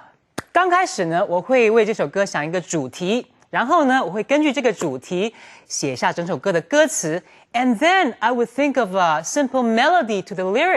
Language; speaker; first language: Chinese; native; Chinese